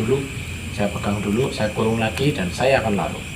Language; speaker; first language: Indonesian; native; Indonesian